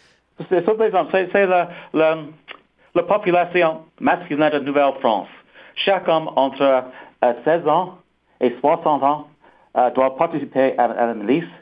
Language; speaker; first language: French; non-native, fluent; English